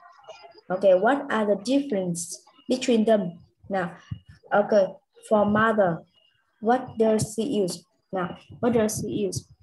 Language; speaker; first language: English; non-native, learner; Vietnamese